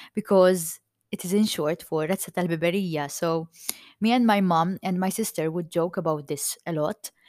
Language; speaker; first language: English; non-native, fluent; Maltese